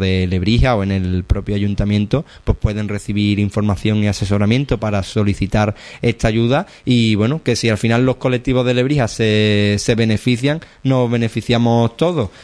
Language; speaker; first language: Spanish; native; Spanish